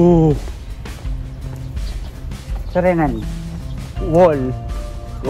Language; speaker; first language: Japanese; non-native, learner; Filipino